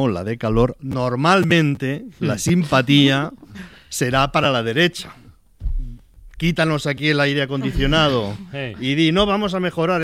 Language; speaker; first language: Spanish; native; Spanish